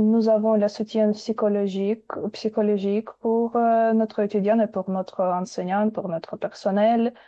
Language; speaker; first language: French; non-native, fluent; Ukrainian